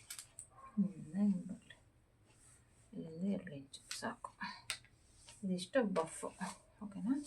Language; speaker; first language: Kannada; native; Kannada